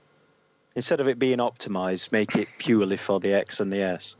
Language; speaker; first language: English; native; English